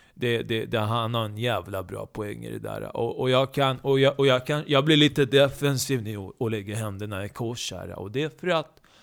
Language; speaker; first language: Swedish; native; Swedish